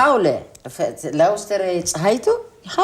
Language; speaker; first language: Dutch; non-native, learner; Tigrinya